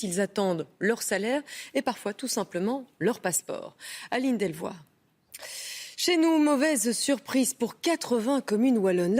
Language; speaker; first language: French; native; French